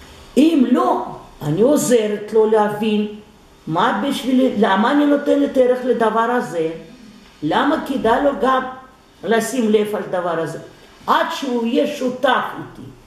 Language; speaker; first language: Hebrew; non-native, fluent; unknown